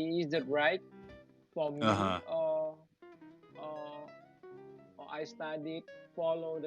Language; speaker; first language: English; non-native, learner; Thai